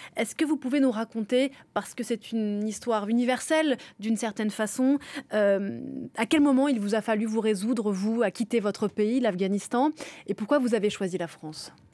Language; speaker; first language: French; native; French